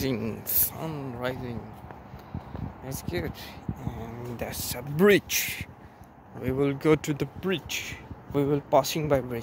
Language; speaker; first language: English; non-native, learner; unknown